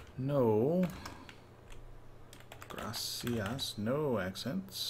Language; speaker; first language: Spanish; non-native, learner; English